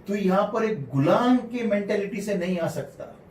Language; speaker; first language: Hindi; non-native, local second language; Marathi